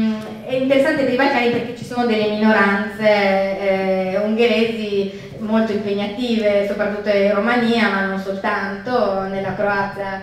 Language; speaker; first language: Italian; native; Italian